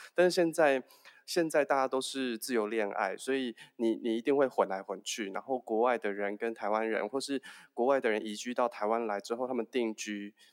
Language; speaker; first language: Chinese; native; Chinese